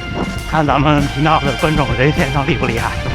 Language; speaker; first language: Chinese; native; Chinese